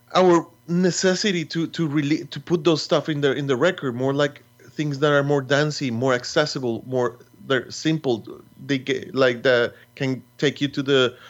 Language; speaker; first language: English; non-native, fluent; Spanish